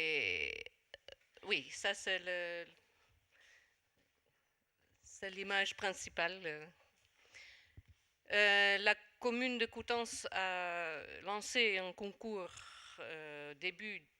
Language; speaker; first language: French; non-native, fluent; Dutch